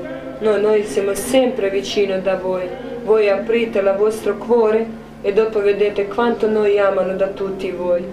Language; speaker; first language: Italian; non-native, learner; Croatian